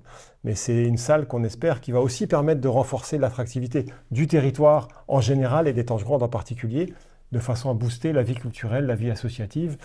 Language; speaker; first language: French; native; French